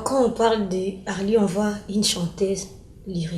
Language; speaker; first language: French; non-native, local second language; Lingala